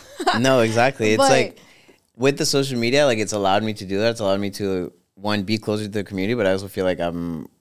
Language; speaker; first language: English; early bilingual, other home language; Spanish